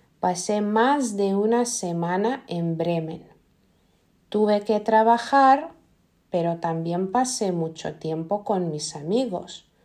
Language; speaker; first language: Spanish; non-native, fluent; Lithuanian